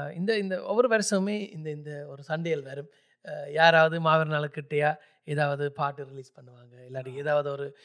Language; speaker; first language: Tamil; early bilingual, heritage; Tamil